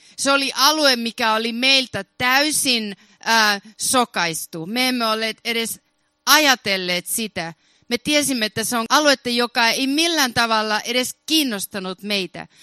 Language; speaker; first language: Finnish; early bilingual, heritage; Finnish